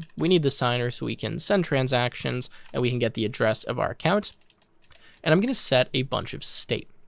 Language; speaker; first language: English; native; English